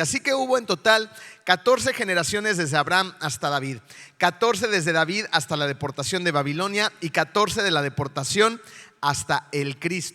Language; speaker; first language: Spanish; native; Spanish